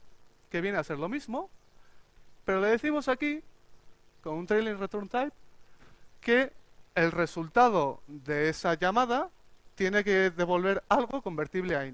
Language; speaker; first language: Spanish; native; Spanish